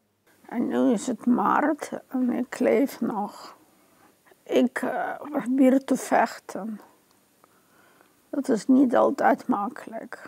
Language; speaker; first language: Dutch; non-native, fluent; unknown